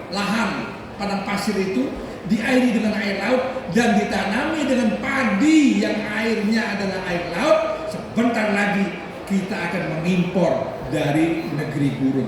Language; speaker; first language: Indonesian; non-native, local second language; Sasak